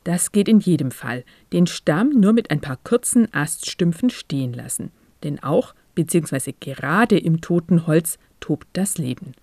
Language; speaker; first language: German; native; German